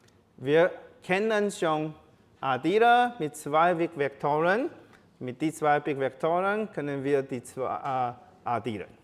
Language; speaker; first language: German; non-native, learner; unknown